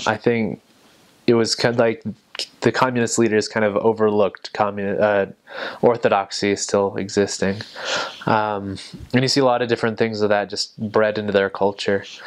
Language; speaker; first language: English; native; English